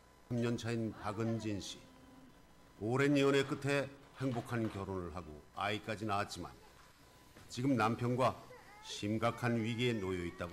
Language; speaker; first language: Korean; native; Korean